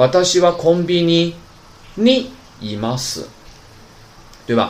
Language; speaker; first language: Japanese; non-native, fluent; Chinese